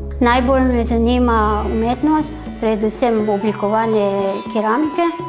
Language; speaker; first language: Slovenian; non-native, learner; Nepali